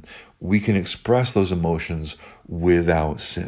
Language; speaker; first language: English; native; English